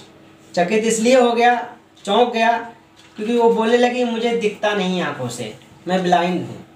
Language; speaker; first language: Hindi; native; Hindi